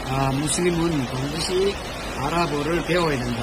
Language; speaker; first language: Arabic; non-native, learner; Korean